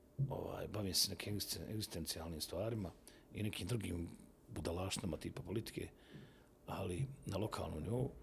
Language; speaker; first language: Serbian; native; Serbian